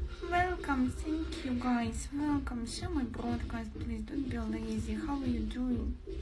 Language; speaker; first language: English; non-native, learner; Russian